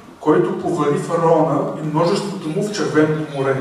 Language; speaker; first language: Bulgarian; native; Bulgarian